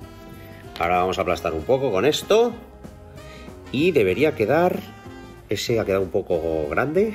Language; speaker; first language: Spanish; native; Spanish